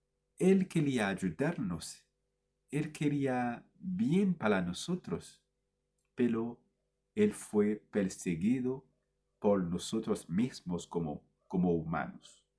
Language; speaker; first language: Spanish; non-native, fluent; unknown